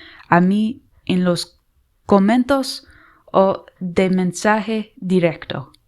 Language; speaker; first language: Spanish; non-native, learner; English